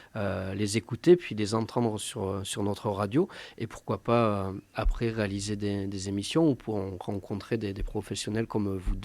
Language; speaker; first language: French; native; French